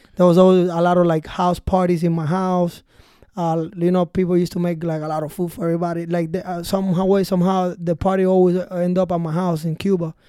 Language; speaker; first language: English; early bilingual, other home language; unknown